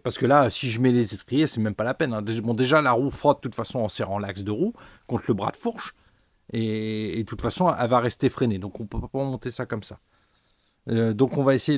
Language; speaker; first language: French; native; French